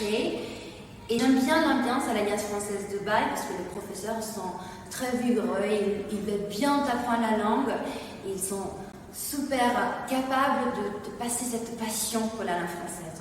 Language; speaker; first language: French; non-native, fluent; Italian